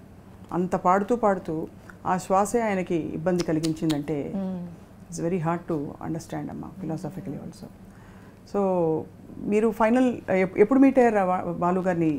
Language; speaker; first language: Telugu; native; Telugu